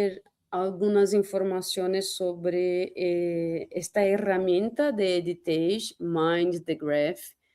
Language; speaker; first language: Spanish; non-native, fluent; Portuguese